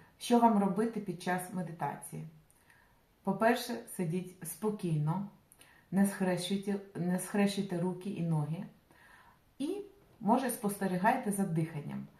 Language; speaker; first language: Ukrainian; non-native, local second language; Russian